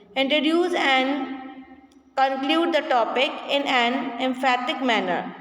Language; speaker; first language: Hindi; native; Hindi